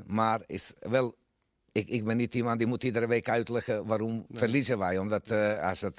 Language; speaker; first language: Dutch; non-native, fluent; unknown